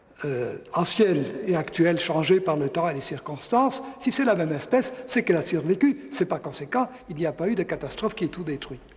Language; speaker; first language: French; native; French